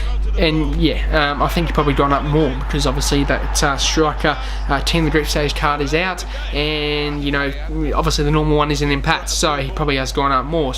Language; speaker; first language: English; native; English